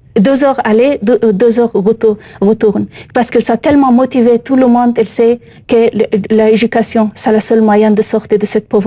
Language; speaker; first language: French; non-native, learner; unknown